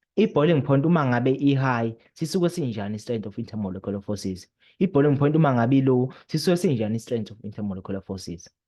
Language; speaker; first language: Zulu; native; Zulu